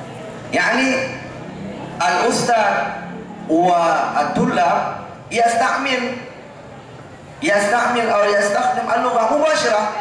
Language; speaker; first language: Arabic; non-native, fluent; Indonesian